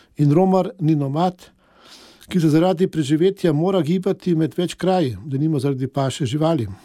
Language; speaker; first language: Slovenian; native; Slovenian